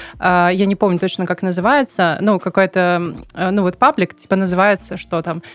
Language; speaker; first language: Russian; non-native, local second language; Tatar